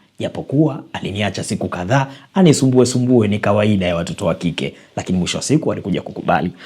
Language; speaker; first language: Swahili; native; Swahili